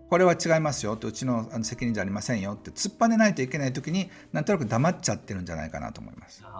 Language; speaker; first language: Japanese; native; Japanese